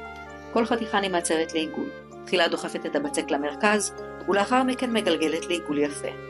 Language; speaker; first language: Hebrew; native; Hebrew